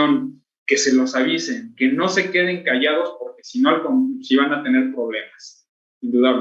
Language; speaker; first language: Spanish; native; Spanish